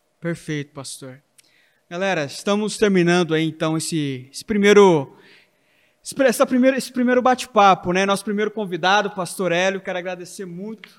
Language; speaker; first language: Portuguese; native; Portuguese